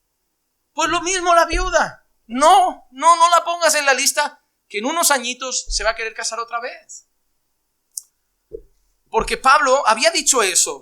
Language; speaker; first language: Spanish; native; Spanish